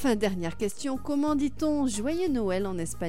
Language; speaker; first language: French; native; French